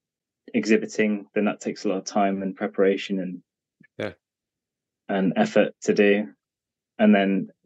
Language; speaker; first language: English; native; English